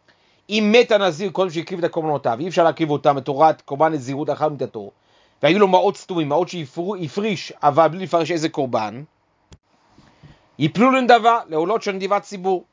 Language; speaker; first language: Hebrew; native; Hebrew